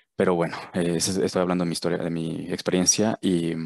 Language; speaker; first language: Spanish; native; Spanish